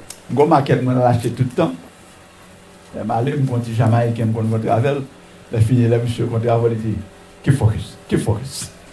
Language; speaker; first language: French; native; French